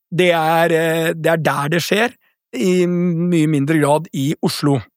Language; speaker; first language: Norwegian; native; Norwegian